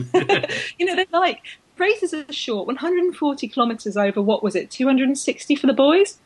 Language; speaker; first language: English; native; English